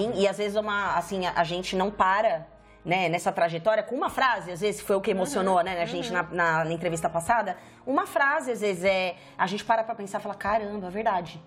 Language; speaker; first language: Portuguese; native; Portuguese